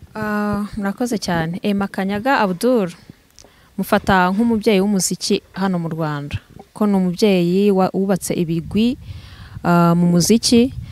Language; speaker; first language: Kinyarwanda; native; Kinyarwanda